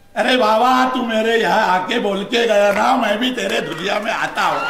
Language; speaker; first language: Hindi; non-native, local second language; Marathi